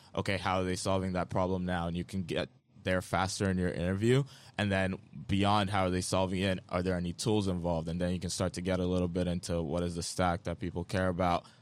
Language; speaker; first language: English; non-native, local second language; Yoruba